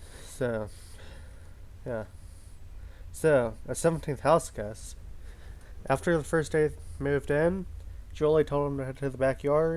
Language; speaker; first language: English; native; English